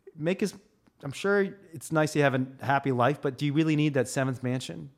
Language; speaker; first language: English; native; English